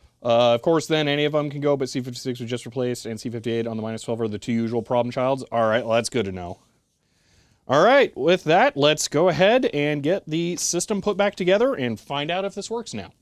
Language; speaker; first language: English; native; English